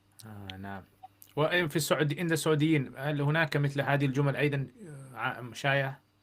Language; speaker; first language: Arabic; non-native, fluent; English